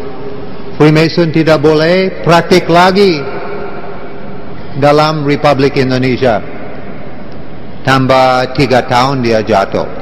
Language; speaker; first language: Indonesian; non-native, learner; English